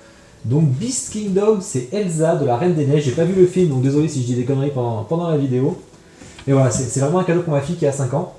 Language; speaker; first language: French; native; French